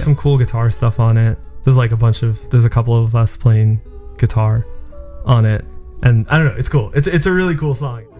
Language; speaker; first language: English; early bilingual, other home language; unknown